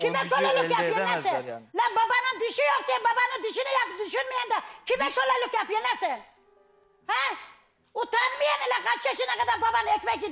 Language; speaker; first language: Turkish; native; Turkish